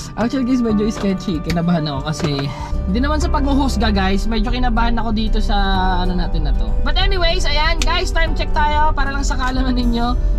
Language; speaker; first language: Filipino; native; Filipino